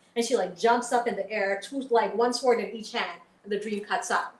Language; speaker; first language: English; early bilingual, other home language; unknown